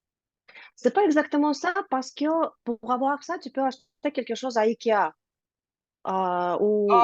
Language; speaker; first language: French; non-native, learner; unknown